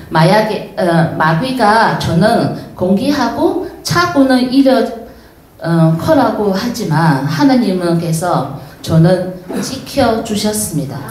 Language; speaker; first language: Korean; non-native, learner; Chinese